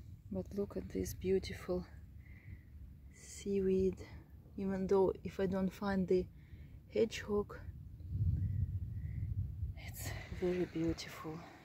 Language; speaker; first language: English; non-native, fluent; Russian